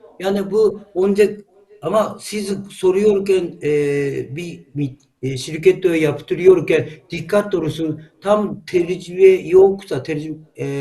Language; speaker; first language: Turkish; non-native, learner; Japanese